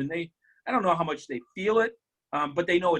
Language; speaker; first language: English; native; English